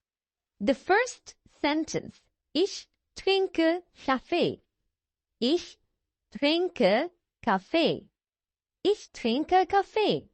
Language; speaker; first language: German; non-native, fluent; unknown